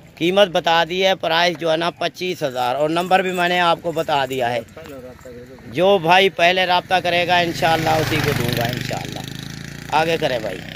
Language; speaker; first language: Urdu; non-native, local second language; Punjabi